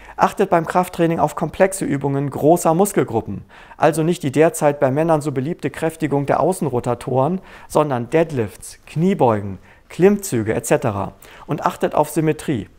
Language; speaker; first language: German; native; German